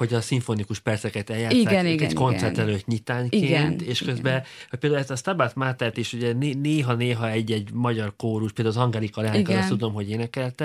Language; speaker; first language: Hungarian; native; Hungarian